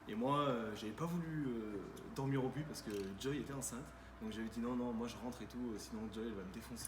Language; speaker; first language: French; native; French